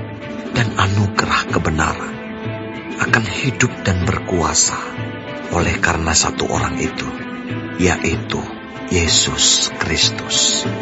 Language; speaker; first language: Indonesian; native; Indonesian